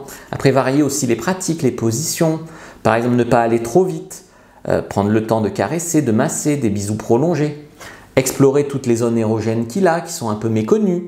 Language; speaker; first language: French; native; French